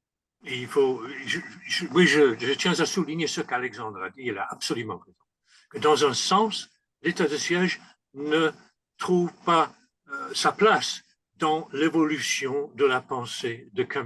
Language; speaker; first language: French; non-native, fluent; English